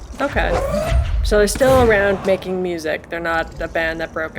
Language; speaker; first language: English; native; English